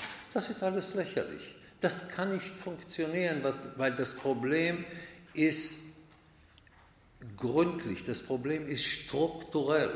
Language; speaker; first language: German; non-native, fluent; Hebrew